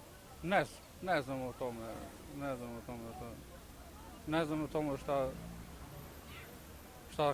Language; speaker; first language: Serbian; non-native, local second language; Albanian